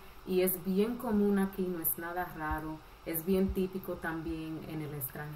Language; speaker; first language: Spanish; early bilingual, heritage; Spanish